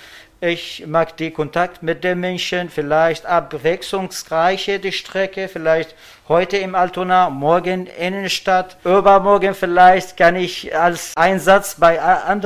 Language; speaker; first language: German; non-native, learner; Arabic